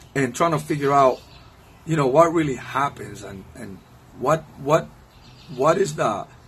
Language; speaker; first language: English; non-native, fluent; Spanish